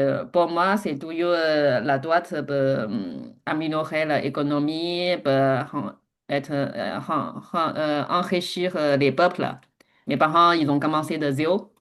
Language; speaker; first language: French; non-native, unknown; Chinese